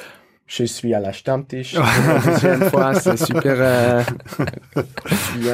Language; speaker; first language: French; non-native, local second language; German